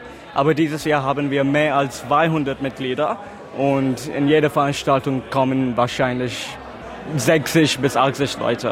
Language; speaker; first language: German; non-native, fluent; English